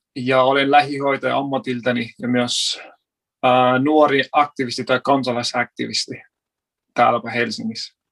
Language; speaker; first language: Finnish; non-native, fluent; Persian